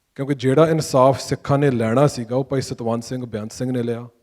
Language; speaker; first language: Punjabi; early bilingual, heritage; Punjabi